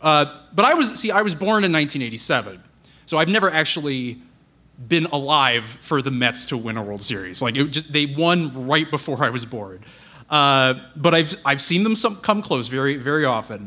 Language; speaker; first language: English; native; English